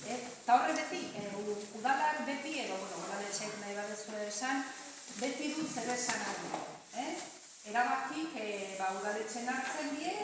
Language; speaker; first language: Basque; native; Basque